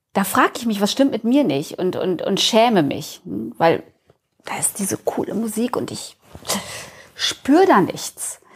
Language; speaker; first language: German; native; German